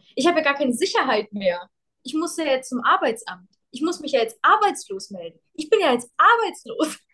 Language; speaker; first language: German; early bilingual, other home language; Russian